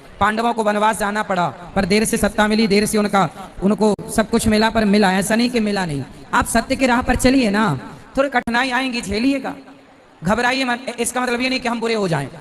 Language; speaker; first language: Hindi; native; Hindi